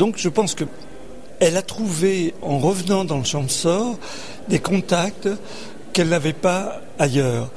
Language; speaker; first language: French; native; French